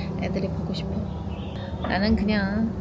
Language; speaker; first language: Korean; non-native, learner; Chinese